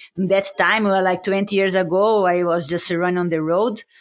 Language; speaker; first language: English; non-native, learner; Portuguese